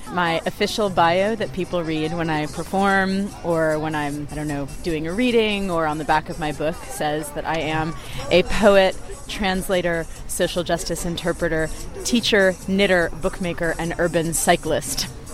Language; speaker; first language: English; native; English